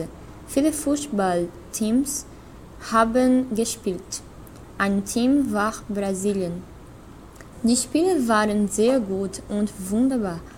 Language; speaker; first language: German; non-native, learner; Portuguese